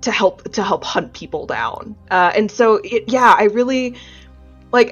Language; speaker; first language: English; native; English